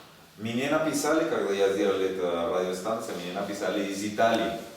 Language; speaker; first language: Russian; non-native, learner; Spanish